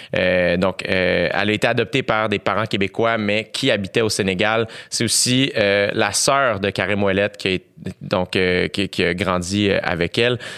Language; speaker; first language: French; native; French